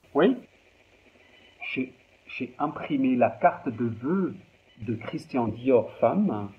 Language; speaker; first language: French; non-native, local second language; German